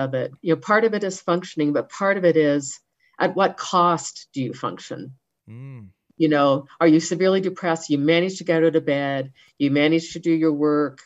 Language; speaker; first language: English; native; English